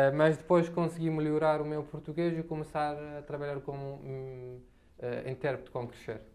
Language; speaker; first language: Portuguese; non-native, fluent; Arabic